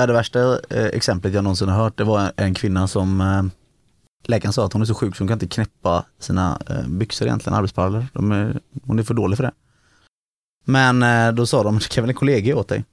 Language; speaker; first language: Swedish; native; Swedish